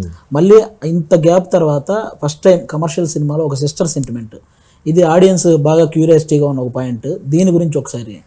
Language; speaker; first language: Telugu; native; Telugu